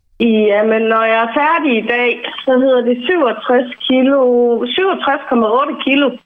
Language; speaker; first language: Danish; native; Danish